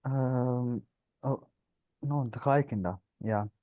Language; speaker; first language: German; non-native, learner; Punjabi